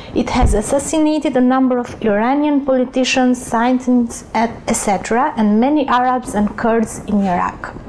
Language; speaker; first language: English; non-native, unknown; Albanian